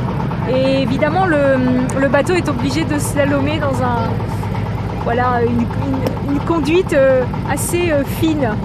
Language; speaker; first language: French; native; French